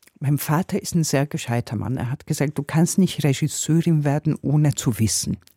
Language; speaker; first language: German; non-native, fluent; Hungarian